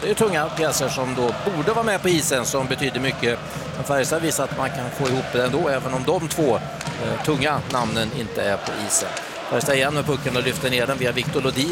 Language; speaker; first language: Swedish; native; Swedish